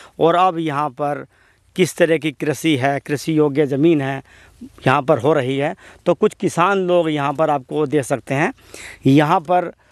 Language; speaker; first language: Hindi; native; Hindi